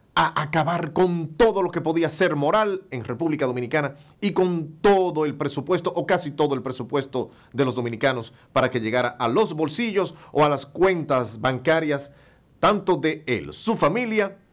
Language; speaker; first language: Spanish; native; Spanish